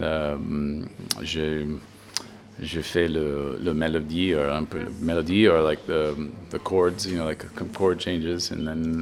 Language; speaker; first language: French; non-native, learner; English